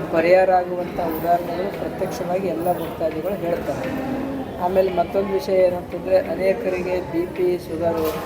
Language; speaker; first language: Kannada; native; Kannada